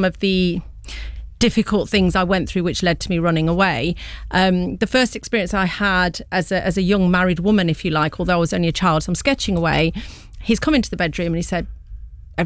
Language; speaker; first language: English; early bilingual, other home language; Punjabi